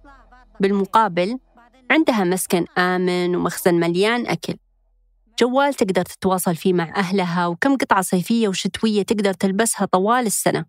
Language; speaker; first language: Arabic; native; Arabic